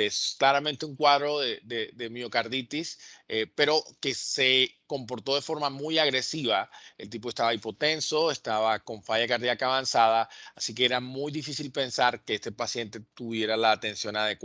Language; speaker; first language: Spanish; native; Spanish